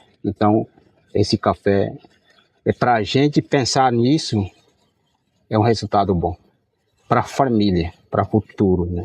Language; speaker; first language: Portuguese; non-native, local second language; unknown